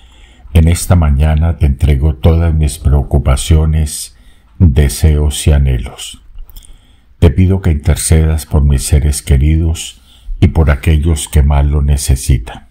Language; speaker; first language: Spanish; native; Spanish